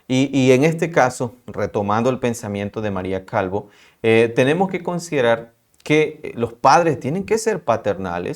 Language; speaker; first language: Spanish; native; Spanish